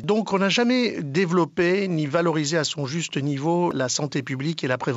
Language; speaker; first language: French; native; French